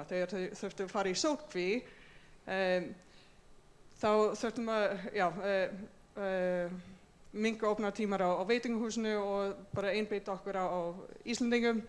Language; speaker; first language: Icelandic; non-native, fluent; English